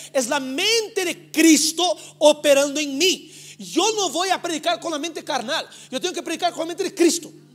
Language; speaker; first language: Spanish; non-native, fluent; Portuguese